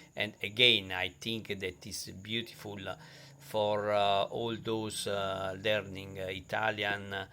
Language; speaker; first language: English; non-native, fluent; Italian